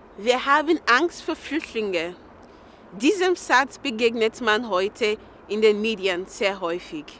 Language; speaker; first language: German; non-native, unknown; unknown